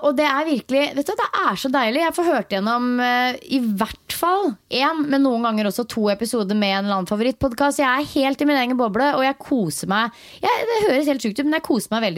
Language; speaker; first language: Norwegian; native; Norwegian